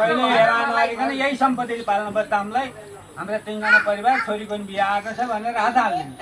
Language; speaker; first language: Nepali; native; Nepali